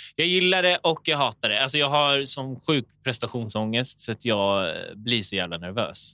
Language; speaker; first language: Swedish; native; Swedish